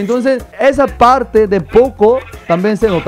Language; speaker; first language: Spanish; non-native, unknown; Korean